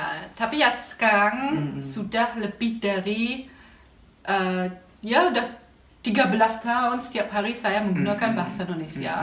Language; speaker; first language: Indonesian; non-native, fluent; German